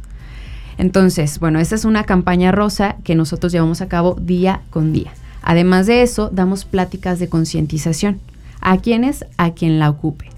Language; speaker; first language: Spanish; native; Spanish